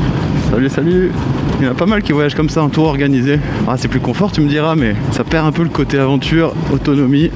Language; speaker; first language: French; native; French